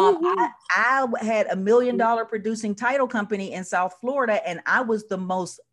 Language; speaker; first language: English; native; English